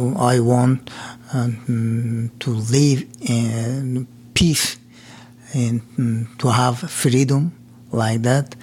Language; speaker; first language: English; non-native, learner; Persian